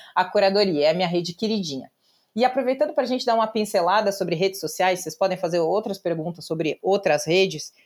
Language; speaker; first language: Portuguese; native; Portuguese